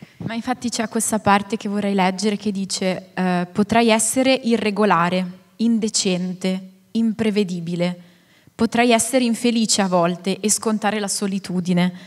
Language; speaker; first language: Italian; native; Italian